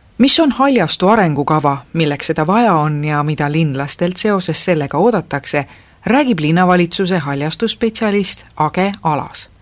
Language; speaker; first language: Estonian; native; Estonian